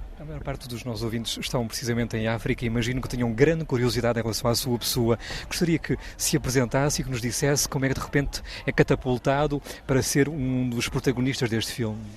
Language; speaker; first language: Portuguese; native; Portuguese